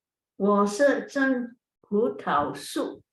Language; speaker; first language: Chinese; non-native, learner; Indonesian